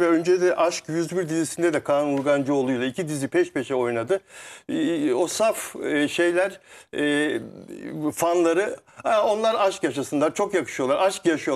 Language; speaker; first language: Turkish; native; Turkish